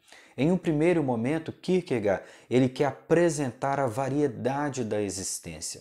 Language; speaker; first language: Portuguese; native; Portuguese